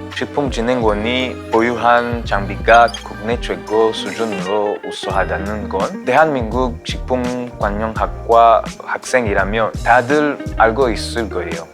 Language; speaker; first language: Korean; non-native, fluent; Rundi